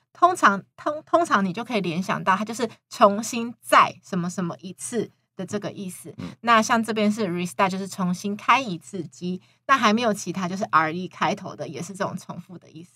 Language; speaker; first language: Chinese; native; Chinese